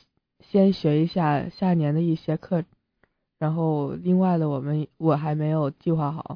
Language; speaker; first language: Chinese; early bilingual, heritage; English